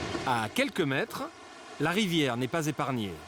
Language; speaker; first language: French; native; French